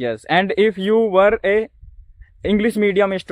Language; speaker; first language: English; non-native, learner; Hindi